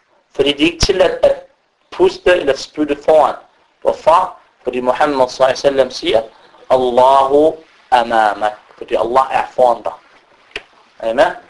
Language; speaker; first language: Danish; non-native, fluent; Arabic